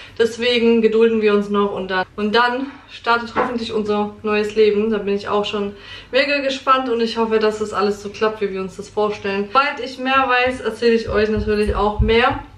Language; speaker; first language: German; early bilingual, other home language; Polish